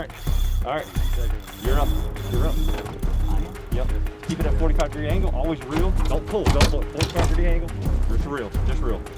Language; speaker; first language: English; native; English